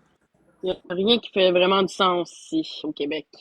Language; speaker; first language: French; native; French